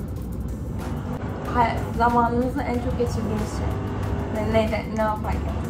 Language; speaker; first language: Turkish; early bilingual, heritage; Turkish